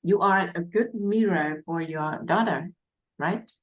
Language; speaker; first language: English; non-native, fluent; Vietnamese